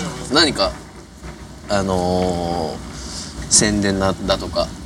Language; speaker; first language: Japanese; native; Japanese